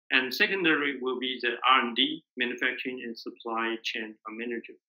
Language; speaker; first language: English; non-native, learner; Chinese